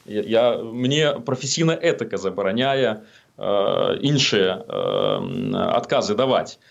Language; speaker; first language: Belarusian; native; Belarusian